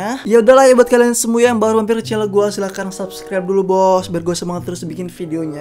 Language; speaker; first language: Indonesian; native; Indonesian